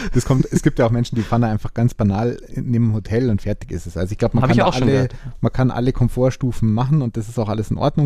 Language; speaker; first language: German; native; German